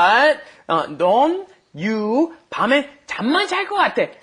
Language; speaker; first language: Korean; non-native, fluent; English